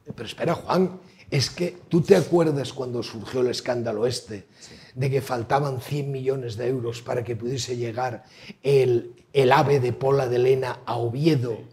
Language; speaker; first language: Spanish; native; Spanish